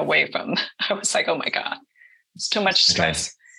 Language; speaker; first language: English; non-native, local second language; Cantonese